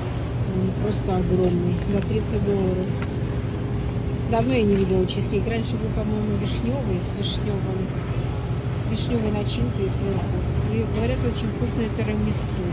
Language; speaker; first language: Russian; native; Russian